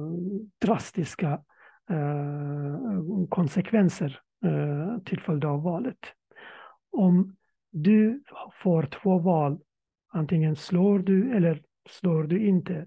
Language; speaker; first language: Swedish; non-native, fluent; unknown